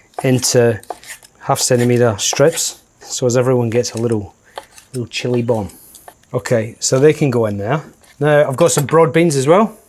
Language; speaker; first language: English; native; English